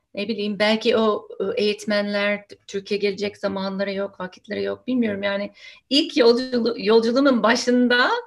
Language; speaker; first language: Turkish; non-native, fluent; English